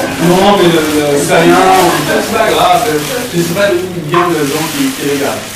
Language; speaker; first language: French; non-native, fluent; German